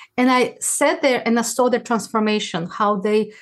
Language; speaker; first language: English; non-native, fluent; Uzbek